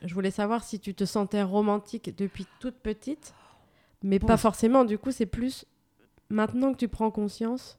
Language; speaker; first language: French; native; French